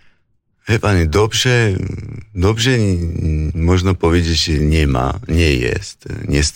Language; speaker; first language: Polish; non-native, fluent; Georgian